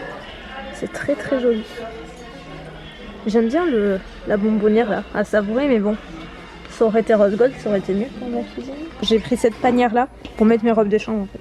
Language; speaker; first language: French; native; French